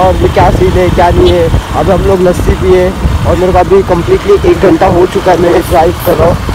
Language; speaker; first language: Hindi; non-native, local second language; Marathi